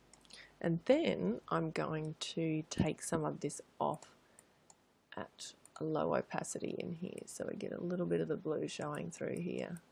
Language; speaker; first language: English; native; English